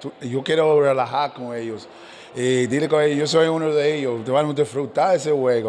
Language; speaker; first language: Spanish; non-native, learner; English